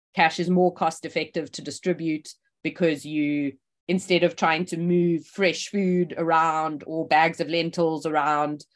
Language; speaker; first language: English; native; English